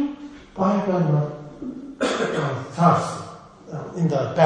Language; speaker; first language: Russian; non-native, learner; Tibetan